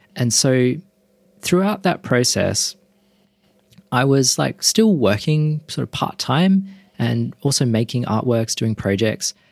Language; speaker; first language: English; native; English